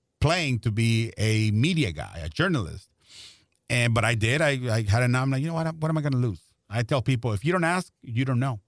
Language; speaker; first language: English; non-native, fluent; Spanish